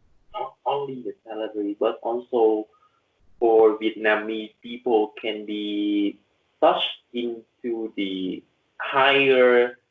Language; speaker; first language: English; non-native, learner; Vietnamese